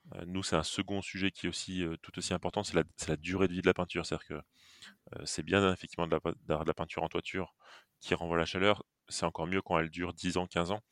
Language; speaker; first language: French; native; French